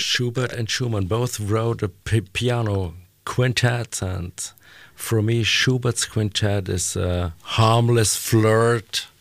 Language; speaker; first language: English; non-native, learner; German